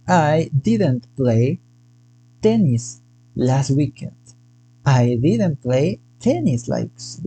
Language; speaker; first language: English; non-native, fluent; Spanish